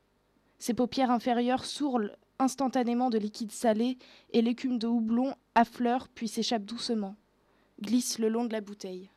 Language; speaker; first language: French; native; French